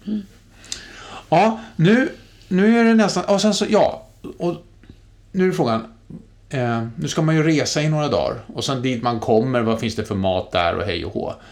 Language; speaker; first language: Swedish; native; Swedish